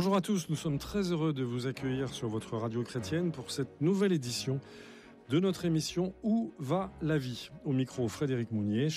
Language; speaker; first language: French; native; French